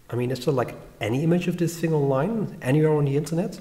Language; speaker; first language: English; non-native, fluent; Dutch